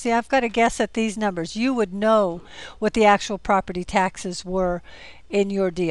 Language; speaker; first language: English; native; English